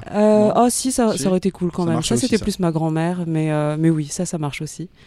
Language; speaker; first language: French; native; French